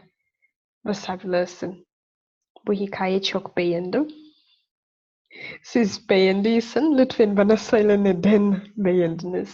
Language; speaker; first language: Turkish; non-native, learner; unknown